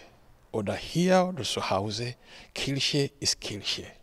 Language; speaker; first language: German; non-native, learner; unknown